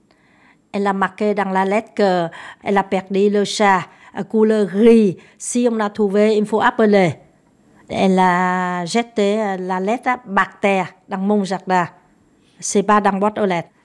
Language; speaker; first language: French; non-native, learner; Vietnamese